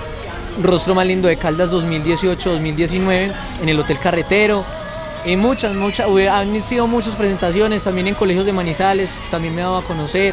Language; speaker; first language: Spanish; native; Spanish